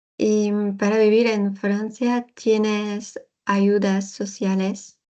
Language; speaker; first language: Spanish; non-native, learner; French